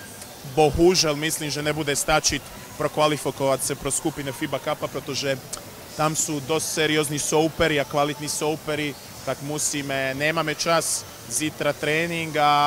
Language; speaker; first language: Czech; non-native, fluent; Croatian